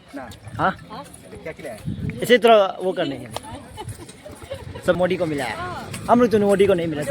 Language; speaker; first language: Hindi; non-native, local second language; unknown